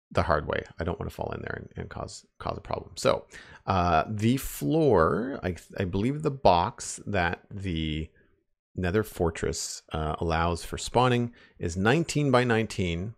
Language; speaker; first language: English; native; English